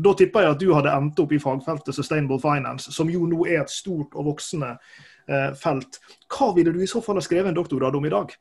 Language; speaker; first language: Norwegian; native; Norwegian